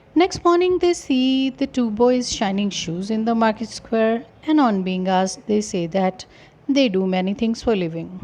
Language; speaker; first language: English; non-native, local second language; Punjabi